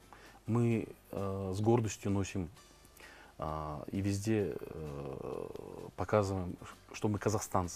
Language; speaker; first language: Russian; native; Russian